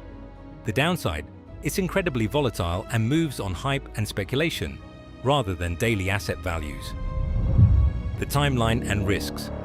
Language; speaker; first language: English; native; English